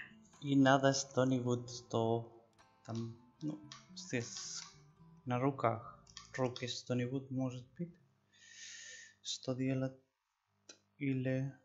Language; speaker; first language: Russian; non-native, learner; Spanish